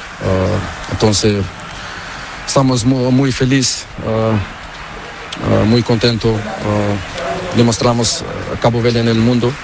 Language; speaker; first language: Spanish; non-native, learner; Portuguese